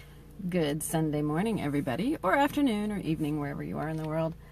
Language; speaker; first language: English; native; English